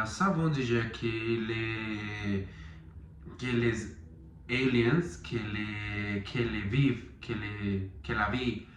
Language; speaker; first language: French; non-native, learner; Spanish